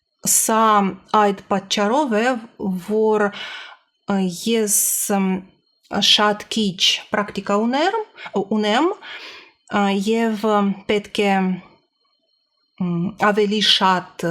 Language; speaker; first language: Armenian; non-native, learner; Russian